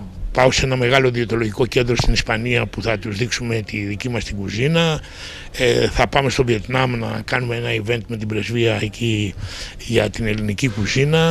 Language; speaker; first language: Greek; native; Greek